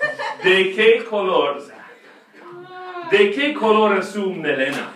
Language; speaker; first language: Spanish; non-native, fluent; English